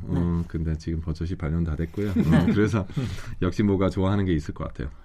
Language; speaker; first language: Korean; non-native, fluent; German